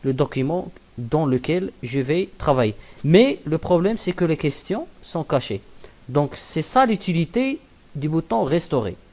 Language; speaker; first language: French; non-native, local second language; Arabic